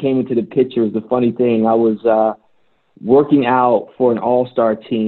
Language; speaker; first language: English; native; English